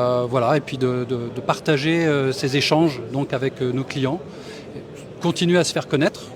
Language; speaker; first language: French; native; French